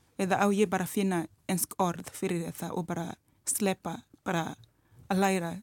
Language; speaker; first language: Icelandic; non-native, learner; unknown